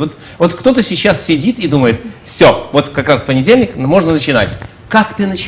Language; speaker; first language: Russian; native; Russian